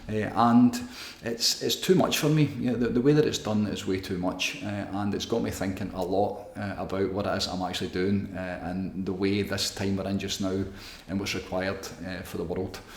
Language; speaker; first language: English; native; English